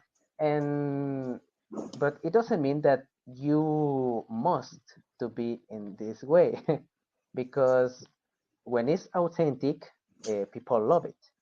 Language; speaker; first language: English; non-native, fluent; Spanish